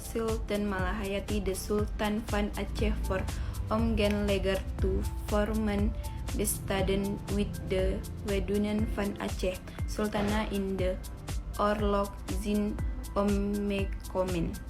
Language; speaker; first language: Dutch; non-native, learner; Indonesian